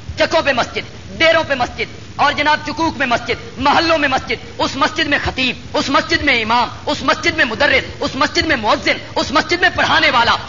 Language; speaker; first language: Urdu; non-native, local second language; Punjabi